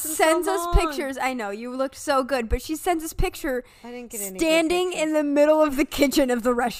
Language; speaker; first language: English; native; English